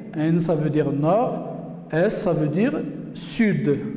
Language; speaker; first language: French; non-native, local second language; Arabic